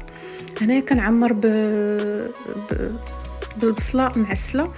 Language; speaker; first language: Arabic; native; Arabic